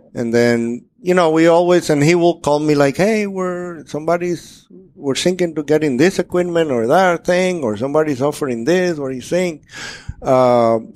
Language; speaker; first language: English; non-native, fluent; Spanish